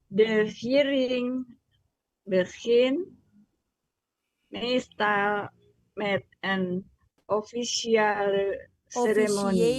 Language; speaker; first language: Dutch; non-native, learner; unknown